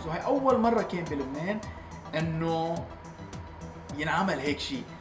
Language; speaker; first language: Arabic; early bilingual, heritage; Arabic